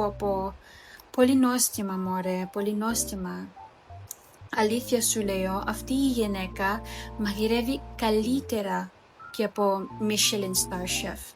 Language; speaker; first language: Greek; non-native, learner; Filipino